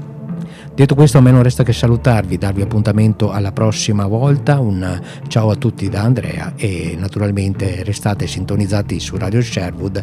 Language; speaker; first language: Italian; native; Italian